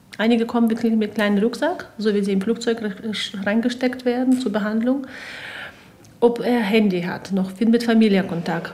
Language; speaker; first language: German; non-native, fluent; Ukrainian